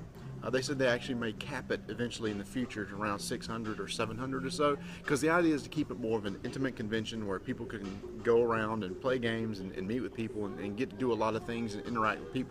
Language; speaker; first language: English; native; English